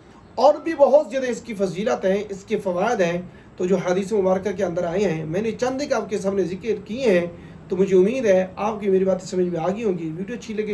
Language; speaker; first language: Urdu; native; Urdu